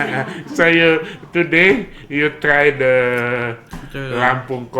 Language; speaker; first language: English; non-native, learner; Indonesian